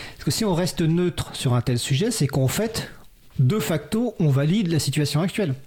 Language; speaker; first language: French; native; French